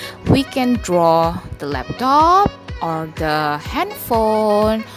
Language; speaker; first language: English; non-native, fluent; Indonesian